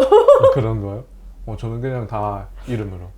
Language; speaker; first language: Korean; non-native, fluent; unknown